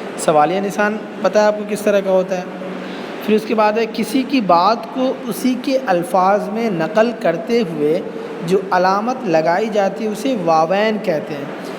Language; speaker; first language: Urdu; native; Urdu